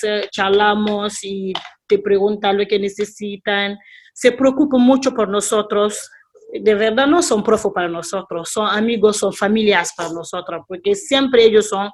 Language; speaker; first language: Spanish; non-native, learner; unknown